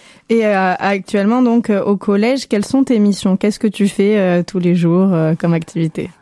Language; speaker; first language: French; native; French